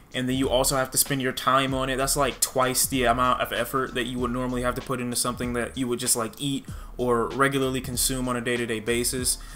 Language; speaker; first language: English; native; English